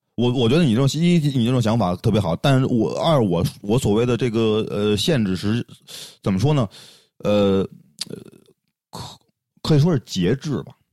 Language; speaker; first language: Chinese; native; Chinese